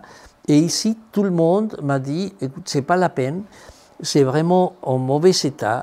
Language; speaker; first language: French; non-native, fluent; Spanish